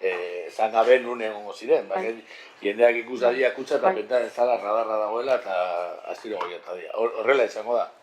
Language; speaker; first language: Basque; native; Basque